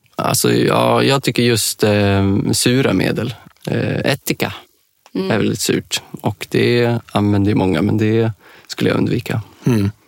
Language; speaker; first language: Swedish; native; Swedish